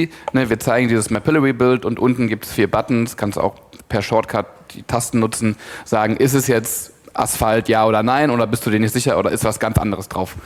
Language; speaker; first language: German; native; German